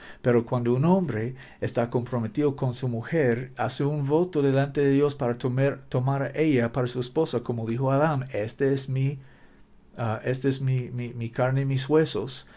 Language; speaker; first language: Spanish; non-native, learner; English